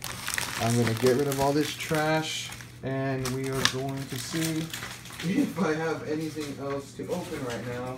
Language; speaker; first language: English; native; English